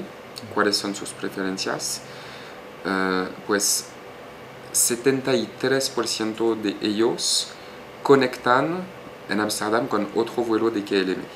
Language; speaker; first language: Spanish; non-native, fluent; French